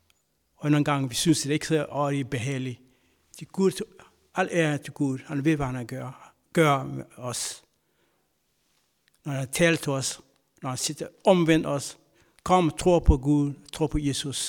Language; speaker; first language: Danish; non-native, fluent; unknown